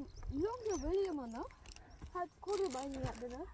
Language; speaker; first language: Korean; early bilingual, heritage; Korean